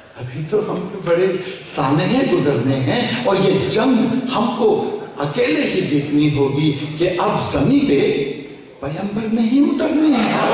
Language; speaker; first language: Urdu; native; Urdu